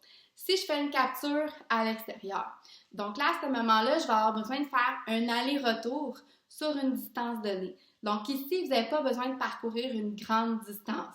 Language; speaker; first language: French; native; French